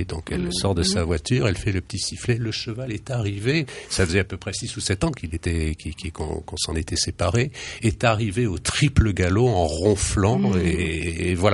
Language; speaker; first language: French; native; French